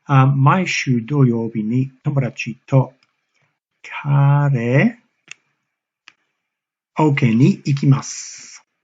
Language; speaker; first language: Japanese; non-native, fluent; English